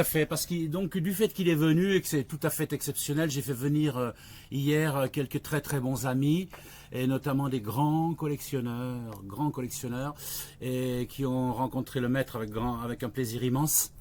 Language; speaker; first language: French; native; French